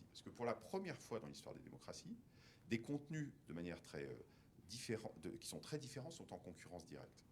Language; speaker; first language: French; native; French